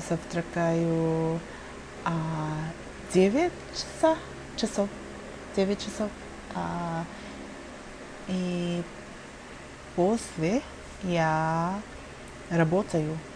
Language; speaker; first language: Russian; non-native, learner; English